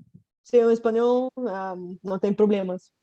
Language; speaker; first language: Portuguese; non-native, fluent; Bulgarian